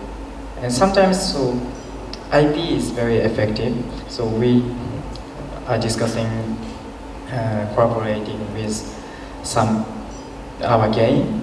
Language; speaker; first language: English; non-native, learner; Japanese